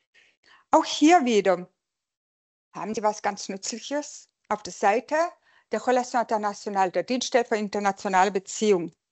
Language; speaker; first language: German; non-native, local second language; French